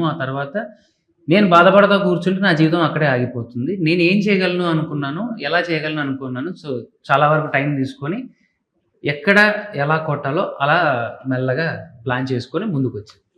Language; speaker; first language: Telugu; native; Telugu